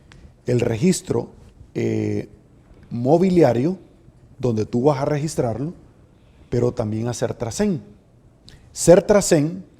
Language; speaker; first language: Spanish; native; Spanish